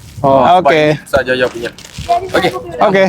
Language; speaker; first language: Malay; non-native, learner; Bangla